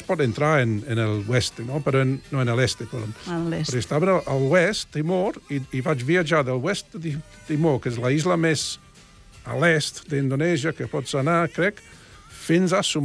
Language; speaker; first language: Catalan; non-native, fluent; English